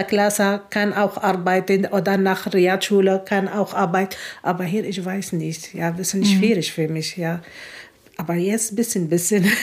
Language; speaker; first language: German; non-native, learner; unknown